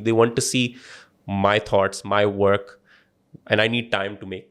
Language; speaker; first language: English; non-native, local second language; Urdu